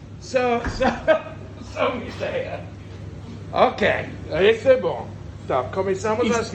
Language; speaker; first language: Portuguese; non-native, learner; English